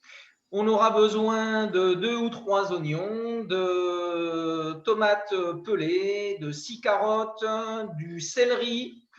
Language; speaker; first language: French; native; French